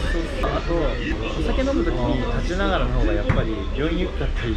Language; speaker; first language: Japanese; native; Japanese